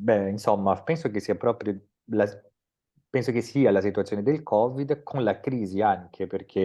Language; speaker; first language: Italian; non-native, fluent; Portuguese